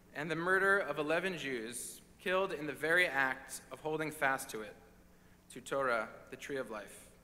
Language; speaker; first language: English; native; English